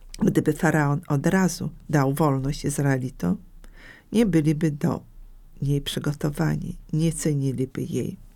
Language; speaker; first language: Polish; native; Polish